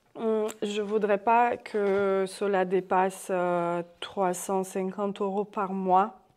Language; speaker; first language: French; non-native, fluent; Russian